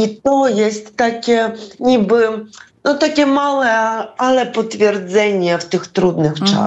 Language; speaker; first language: Polish; non-native, fluent; Ukrainian